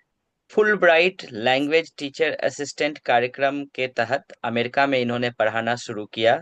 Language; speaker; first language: Hindi; native; Hindi